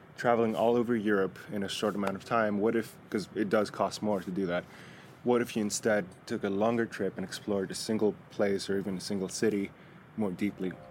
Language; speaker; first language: English; non-native, fluent; Greek